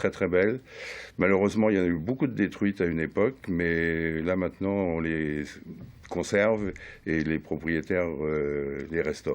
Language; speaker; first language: French; native; French